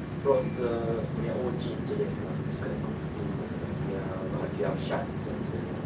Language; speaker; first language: Russian; non-native, learner; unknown